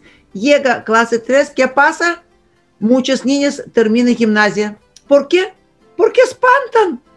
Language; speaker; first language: Spanish; non-native, fluent; Russian